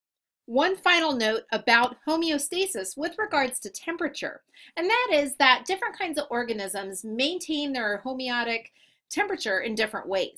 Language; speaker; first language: English; native; English